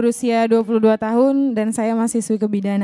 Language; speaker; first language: Indonesian; native; Indonesian